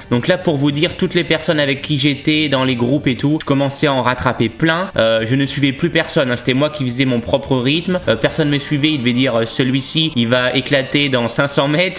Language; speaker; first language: French; native; French